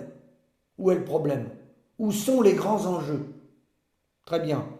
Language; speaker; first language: French; native; French